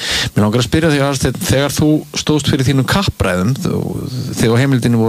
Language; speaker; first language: Icelandic; native; Icelandic